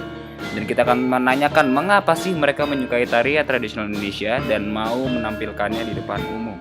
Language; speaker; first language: Indonesian; native; Indonesian